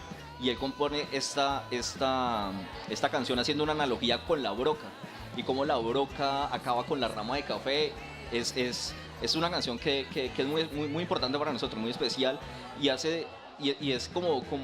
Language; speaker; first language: Spanish; native; Spanish